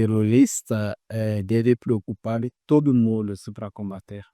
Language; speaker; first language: Portuguese; non-native, fluent; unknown